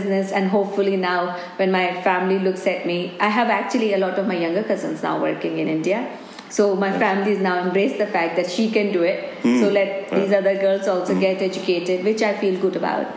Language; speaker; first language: English; non-native, local second language; Hindi